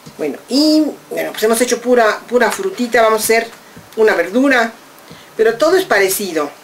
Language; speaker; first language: Spanish; native; Spanish